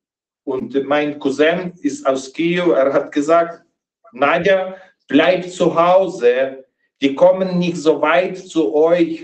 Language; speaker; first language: German; non-native, fluent; Ukrainian